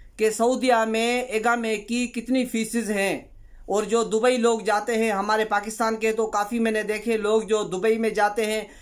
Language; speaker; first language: Urdu; non-native, local second language; Sindhi